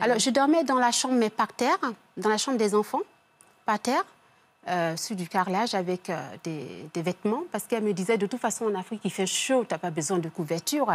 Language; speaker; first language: French; early bilingual, other home language; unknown